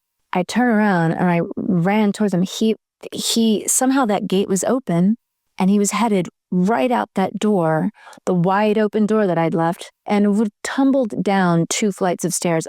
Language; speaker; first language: English; native; English